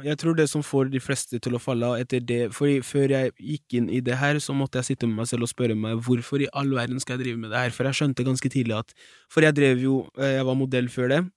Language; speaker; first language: Norwegian; early bilingual, other home language; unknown